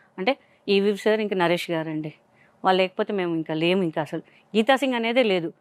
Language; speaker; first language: Telugu; non-native, local second language; Hindi